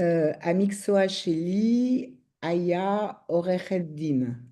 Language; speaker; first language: Hebrew; non-native, learner; French